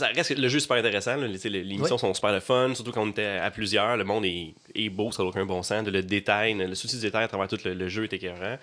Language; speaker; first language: French; native; French